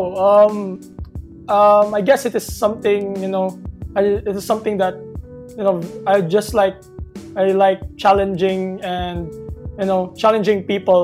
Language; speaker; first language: English; non-native, local second language; Cebuano